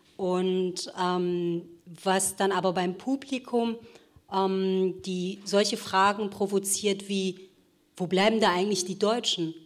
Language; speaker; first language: German; early bilingual, other home language; Kurdish